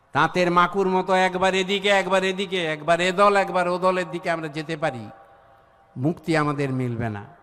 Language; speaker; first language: Bangla; native; Bangla